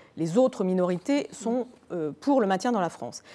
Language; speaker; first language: French; native; French